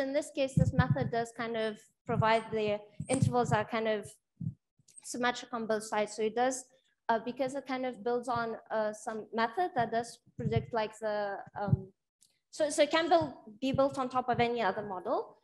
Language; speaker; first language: English; non-native, fluent; Lithuanian